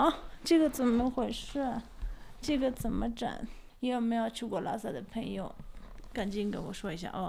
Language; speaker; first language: Chinese; non-native, fluent; Italian